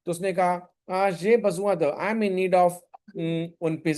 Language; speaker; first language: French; non-native, learner; Hindi